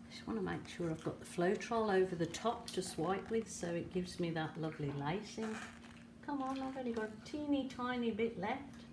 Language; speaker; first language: English; native; English